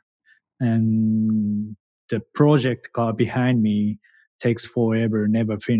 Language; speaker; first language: English; non-native, learner; Japanese